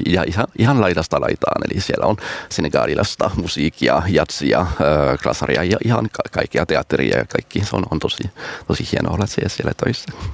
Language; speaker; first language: Finnish; non-native, fluent; French